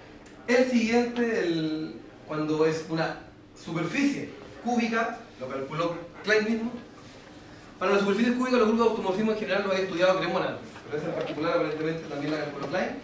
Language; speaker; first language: Spanish; native; Spanish